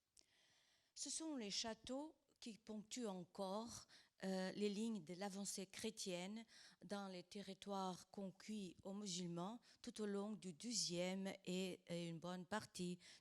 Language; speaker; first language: French; non-native, fluent; Portuguese